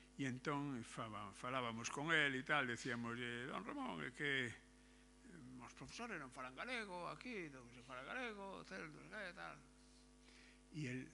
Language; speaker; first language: Galician; non-native, local second language; Spanish